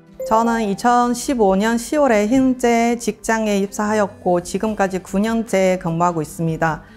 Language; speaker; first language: Korean; non-native, fluent; Chinese